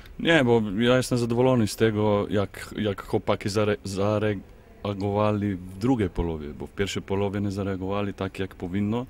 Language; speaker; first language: Polish; non-native, fluent; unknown